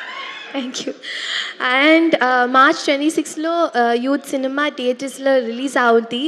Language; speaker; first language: Telugu; non-native, learner; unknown